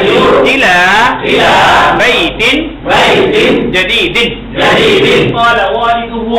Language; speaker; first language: Arabic; non-native, fluent; Bangla